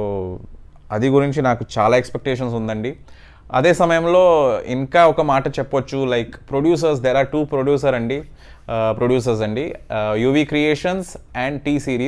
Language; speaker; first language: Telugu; non-native, learner; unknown